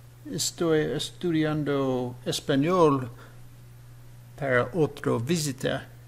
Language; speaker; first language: Spanish; non-native, learner; English